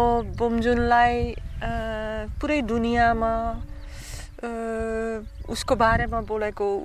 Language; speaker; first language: Nepali; non-native, learner; Slovak